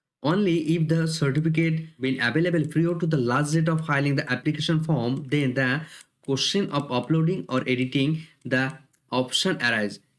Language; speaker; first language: English; non-native, local second language; Bangla